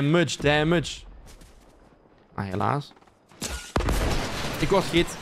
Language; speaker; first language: Dutch; native; Dutch